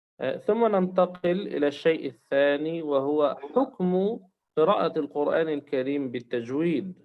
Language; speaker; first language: Arabic; native; Arabic